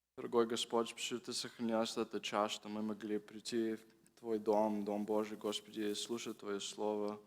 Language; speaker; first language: Russian; early bilingual, heritage; Russian